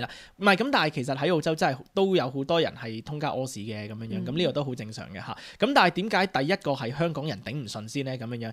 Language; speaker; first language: Cantonese; native; Cantonese